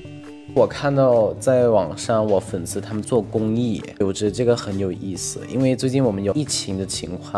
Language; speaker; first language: Chinese; non-native, fluent; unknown